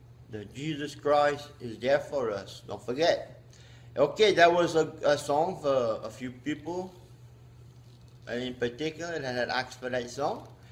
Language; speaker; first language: English; native; English